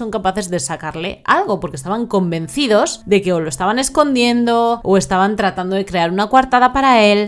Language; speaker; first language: Spanish; native; Spanish